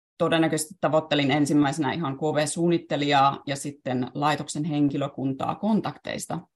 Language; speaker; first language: Finnish; native; Finnish